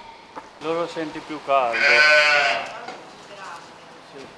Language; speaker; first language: Italian; non-native, learner; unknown